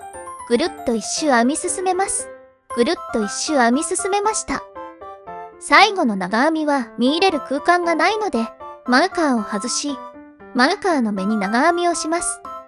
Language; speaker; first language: Japanese; native; Japanese